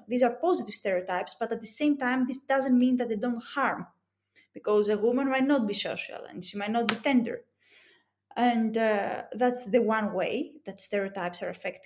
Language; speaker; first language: English; non-native, fluent; Greek